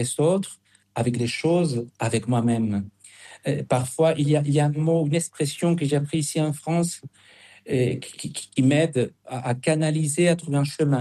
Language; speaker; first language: French; non-native, fluent; Spanish